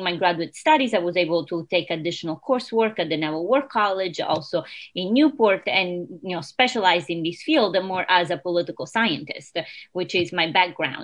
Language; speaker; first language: English; non-native, fluent; Italian